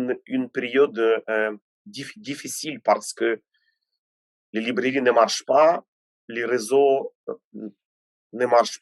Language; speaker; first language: French; non-native, fluent; Ukrainian